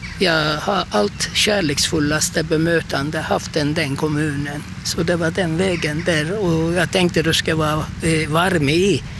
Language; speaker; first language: Swedish; non-native, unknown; Turkish